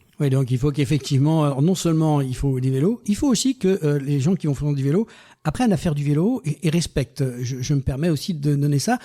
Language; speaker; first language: French; native; French